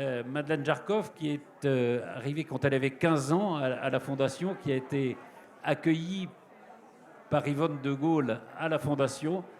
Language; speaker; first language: French; native; French